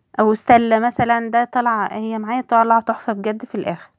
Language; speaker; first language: Arabic; native; Arabic